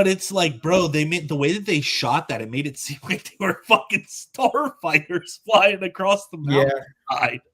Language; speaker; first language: English; native; English